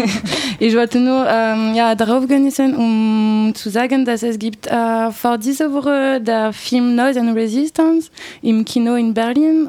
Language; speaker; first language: German; non-native, learner; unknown